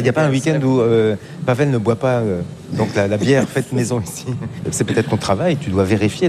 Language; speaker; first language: French; native; French